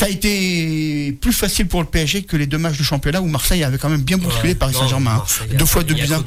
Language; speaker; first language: French; native; French